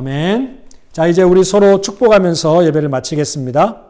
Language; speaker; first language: Korean; native; Korean